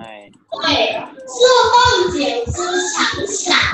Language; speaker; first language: Chinese; non-native, fluent; Thai